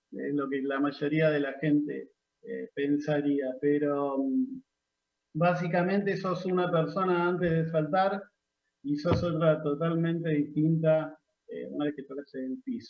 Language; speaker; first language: Spanish; native; Spanish